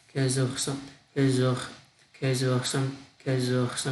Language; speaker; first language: French; non-native, learner; Vietnamese